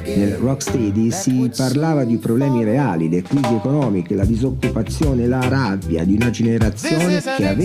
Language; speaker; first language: Italian; native; Italian